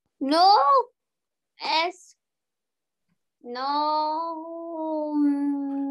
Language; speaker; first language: Spanish; non-native, learner; English